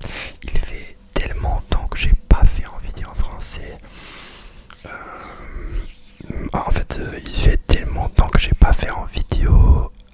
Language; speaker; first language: French; non-native, fluent; English